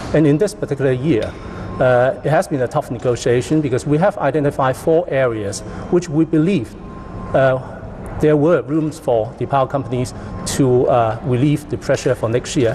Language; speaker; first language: English; non-native, local second language; Cantonese